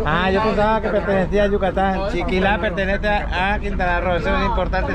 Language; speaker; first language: Spanish; native; Spanish